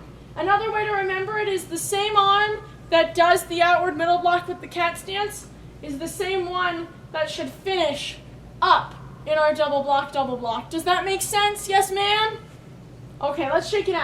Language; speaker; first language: English; native; English